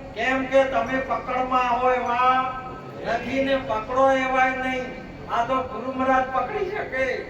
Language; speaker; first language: Gujarati; non-native, local second language; Marwari